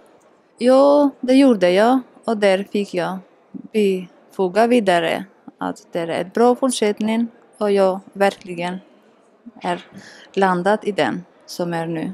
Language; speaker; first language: Swedish; non-native, learner; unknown